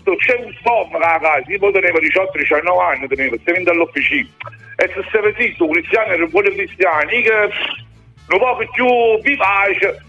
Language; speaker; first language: Italian; native; Italian